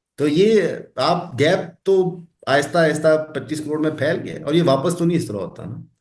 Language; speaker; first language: Urdu; non-native, local second language; Punjabi